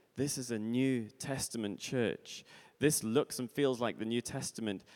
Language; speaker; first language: English; native; English